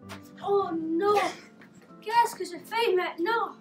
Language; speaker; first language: French; non-native, learner; English